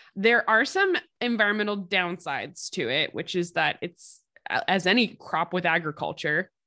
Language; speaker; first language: English; native; English